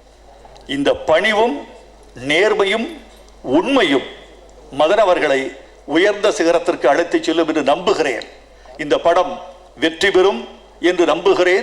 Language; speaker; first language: Tamil; native; Tamil